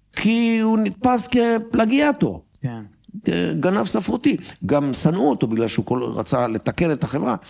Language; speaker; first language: Hebrew; native; Hebrew